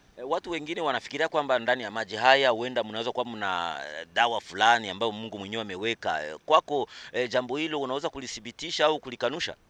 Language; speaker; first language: Swahili; native; Swahili